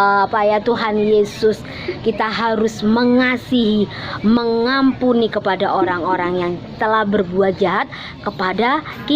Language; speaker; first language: Indonesian; non-native, local second language; Javanese